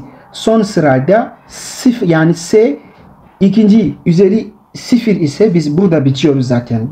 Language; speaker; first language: Turkish; non-native, learner; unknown